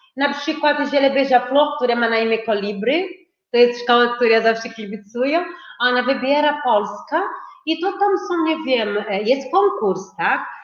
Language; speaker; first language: Polish; non-native, fluent; Portuguese